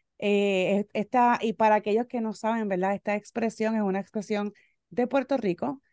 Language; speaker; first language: Spanish; native; Spanish